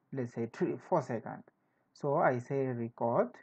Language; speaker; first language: English; non-native, fluent; Portuguese